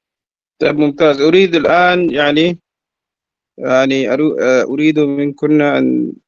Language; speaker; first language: Arabic; non-native, fluent; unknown